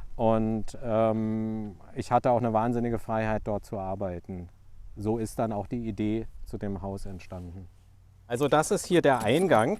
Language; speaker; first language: German; native; German